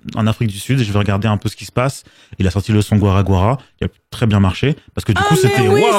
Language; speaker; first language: French; native; French